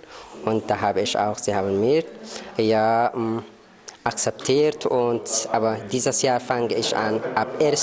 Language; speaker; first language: German; non-native, learner; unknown